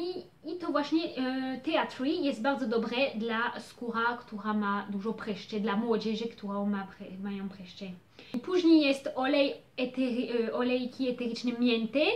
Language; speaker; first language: Polish; early bilingual, heritage; Polish